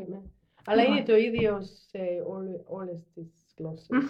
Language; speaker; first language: Greek; non-native, learner; German